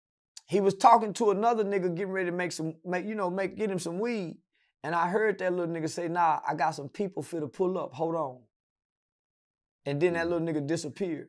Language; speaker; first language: English; native; English